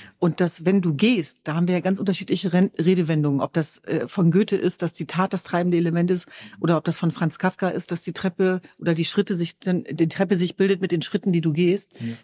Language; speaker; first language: German; early bilingual, other home language; Kurdish